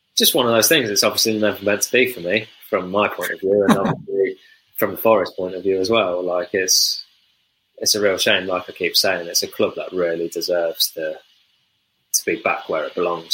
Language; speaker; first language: English; native; English